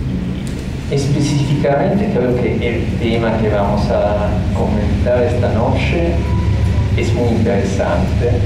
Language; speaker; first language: Spanish; non-native, fluent; Italian